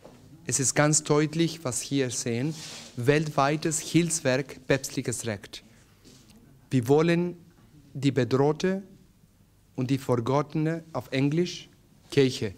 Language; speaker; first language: German; non-native, learner; Spanish